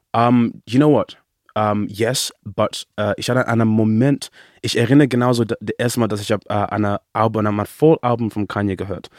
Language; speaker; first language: German; non-native, learner; English